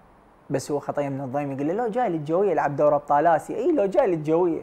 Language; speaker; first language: Arabic; native; Arabic